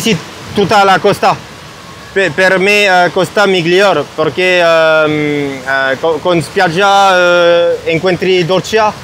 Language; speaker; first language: Italian; non-native, learner; French